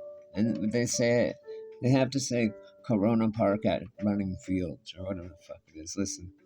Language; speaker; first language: English; native; English